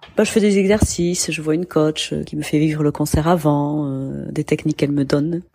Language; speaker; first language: French; native; French